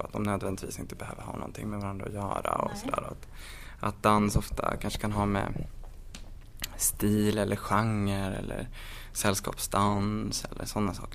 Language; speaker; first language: Swedish; native; Swedish